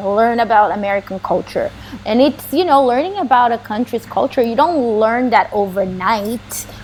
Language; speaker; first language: English; non-native, fluent; Portuguese